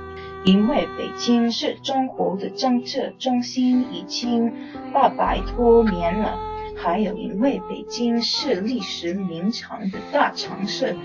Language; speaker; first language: Chinese; non-native, learner; English